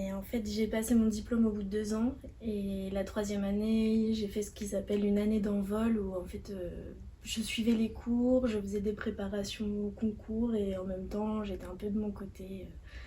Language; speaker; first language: French; native; French